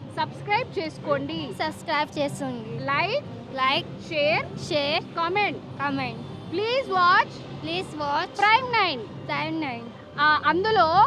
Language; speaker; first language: Telugu; native; Telugu